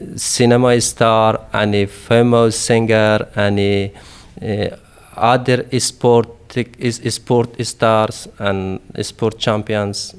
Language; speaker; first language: English; non-native, learner; Persian